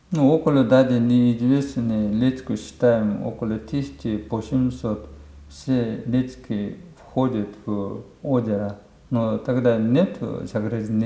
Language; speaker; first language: Russian; non-native, learner; Korean